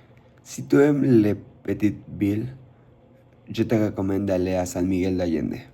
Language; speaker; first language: French; non-native, learner; Spanish